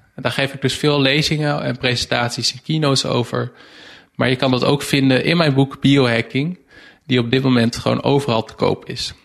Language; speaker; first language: Dutch; native; Dutch